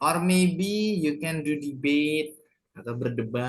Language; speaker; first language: English; non-native, fluent; Indonesian